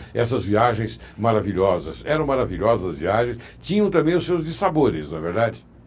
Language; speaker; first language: Portuguese; native; Portuguese